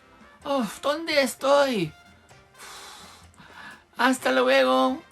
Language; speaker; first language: Spanish; non-native, fluent; English